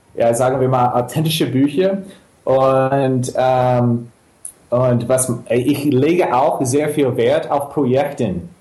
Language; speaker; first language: German; non-native, fluent; English